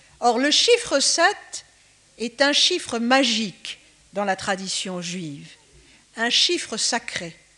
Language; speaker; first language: French; native; French